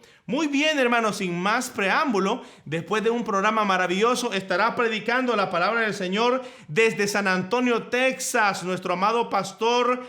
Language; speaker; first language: Spanish; native; Spanish